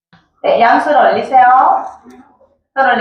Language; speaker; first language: Korean; non-native, fluent; Nepali